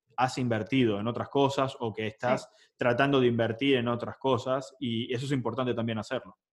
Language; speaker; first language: Spanish; native; Spanish